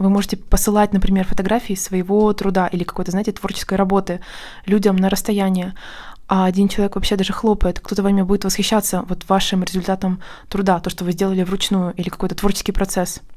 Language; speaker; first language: Russian; native; Russian